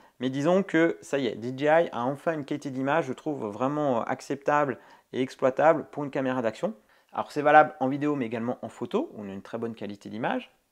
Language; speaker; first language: French; native; French